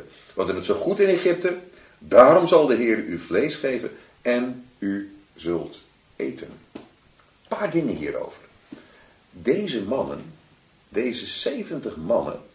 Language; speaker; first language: Dutch; native; Dutch